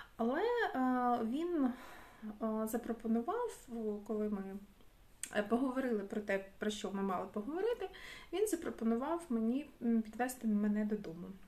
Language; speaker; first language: Ukrainian; native; Ukrainian